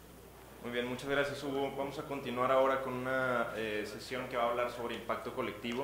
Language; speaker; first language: Spanish; native; Spanish